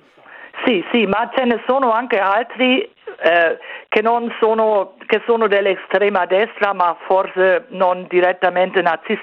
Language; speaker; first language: Italian; non-native, fluent; German